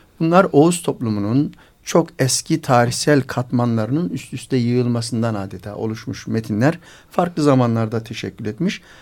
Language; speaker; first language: Turkish; native; Turkish